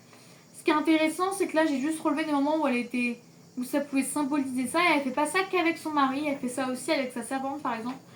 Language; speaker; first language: French; native; French